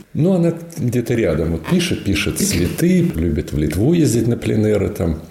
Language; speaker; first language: Russian; native; Russian